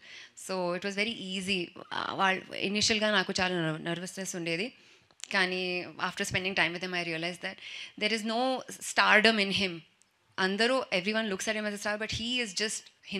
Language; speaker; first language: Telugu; non-native, fluent; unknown